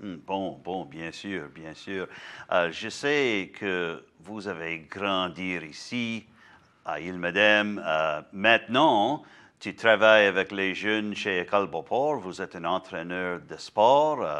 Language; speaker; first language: French; non-native, learner; English